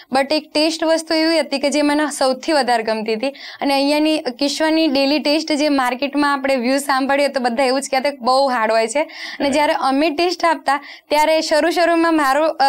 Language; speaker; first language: Gujarati; non-native, local second language; Rajasthani